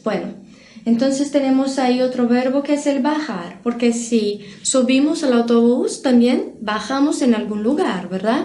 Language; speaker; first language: Spanish; non-native, fluent; Portuguese